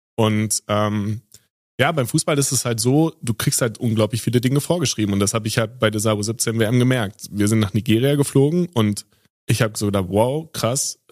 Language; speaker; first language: German; native; German